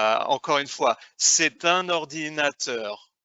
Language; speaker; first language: French; non-native, fluent; English